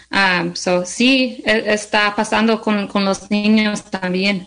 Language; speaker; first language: Spanish; non-native, learner; English